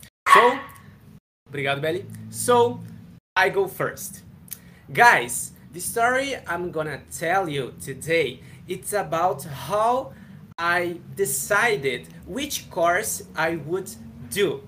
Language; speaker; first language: English; non-native, fluent; Portuguese